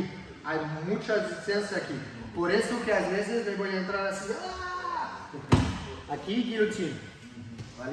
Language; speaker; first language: Spanish; non-native, learner; French